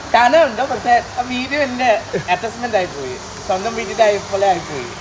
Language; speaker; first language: Malayalam; non-native, learner; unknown